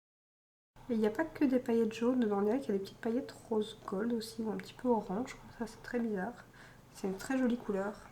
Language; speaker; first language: French; native; French